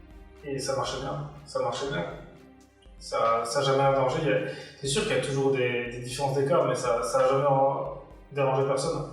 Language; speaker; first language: French; native; French